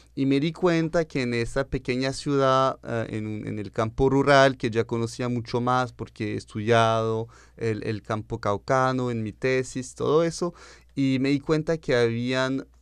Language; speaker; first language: Spanish; early bilingual, heritage; French